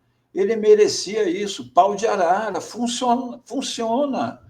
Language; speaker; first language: Portuguese; native; Portuguese